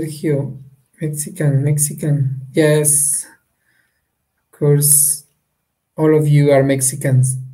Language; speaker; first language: English; non-native, fluent; Spanish